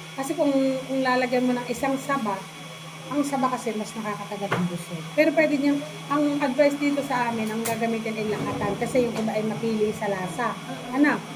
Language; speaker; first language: Filipino; native; Filipino